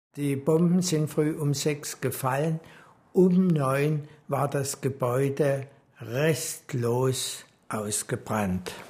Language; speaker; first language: German; native; German